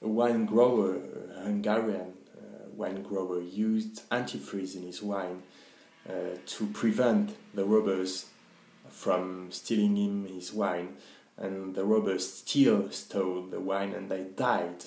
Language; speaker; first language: English; non-native, fluent; French